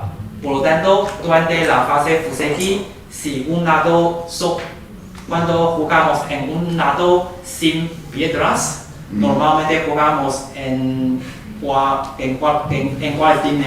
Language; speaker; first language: Spanish; non-native, fluent; Chinese